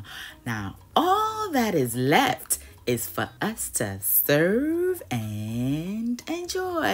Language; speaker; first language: English; non-native, local second language; Ga